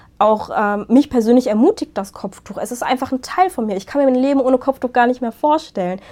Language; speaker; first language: German; early bilingual, other home language; Arabic